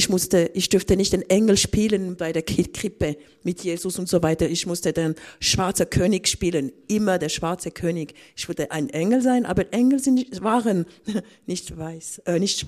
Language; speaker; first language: German; non-native, local second language; French